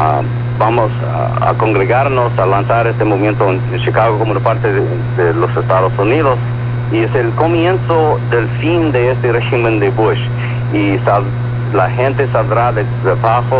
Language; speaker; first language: Spanish; early bilingual, heritage; Spanish